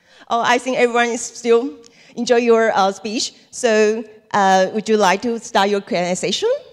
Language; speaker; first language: English; non-native, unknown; Chinese